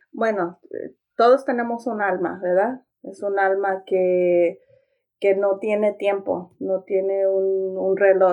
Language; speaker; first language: Spanish; early bilingual, heritage; Spanish